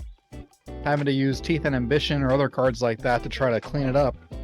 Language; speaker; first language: English; native; English